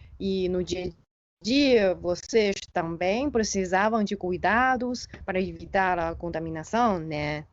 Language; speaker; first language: Portuguese; non-native, fluent; Chinese